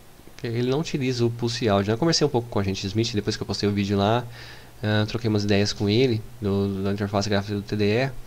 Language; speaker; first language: Portuguese; native; Portuguese